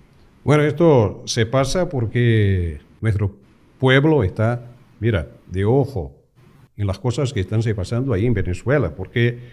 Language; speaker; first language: Spanish; non-native, fluent; Portuguese